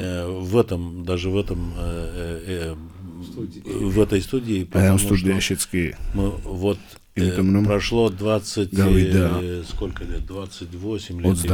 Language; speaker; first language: Russian; non-native, local second language; Georgian